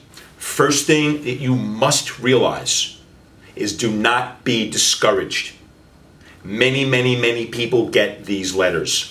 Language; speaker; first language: English; native; English